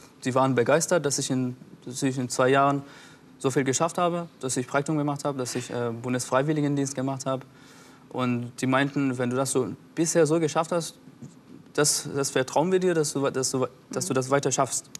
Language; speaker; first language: German; non-native, fluent; Persian